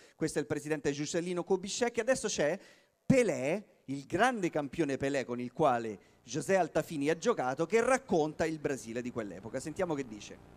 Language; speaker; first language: Italian; native; Italian